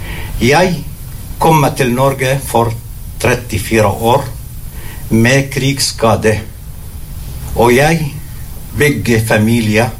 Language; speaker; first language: Norwegian; non-native, learner; Arabic